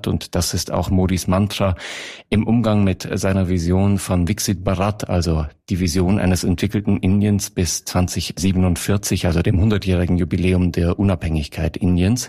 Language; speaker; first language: German; native; German